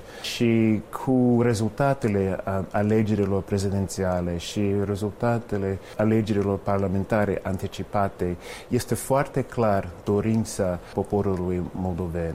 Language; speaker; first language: Romanian; non-native, fluent; English